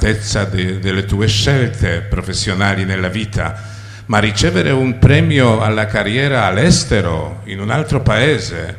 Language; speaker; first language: Italian; non-native, fluent; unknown